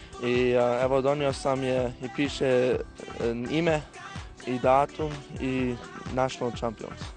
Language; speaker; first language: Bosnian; early bilingual, heritage; Croatian